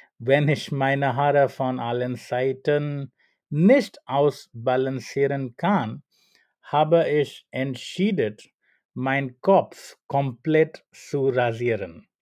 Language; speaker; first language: German; non-native, learner; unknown